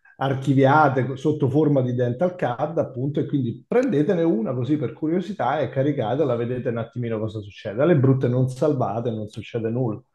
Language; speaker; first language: Italian; native; Italian